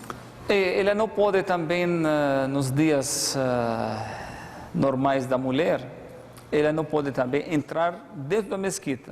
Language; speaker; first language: Portuguese; non-native, fluent; Arabic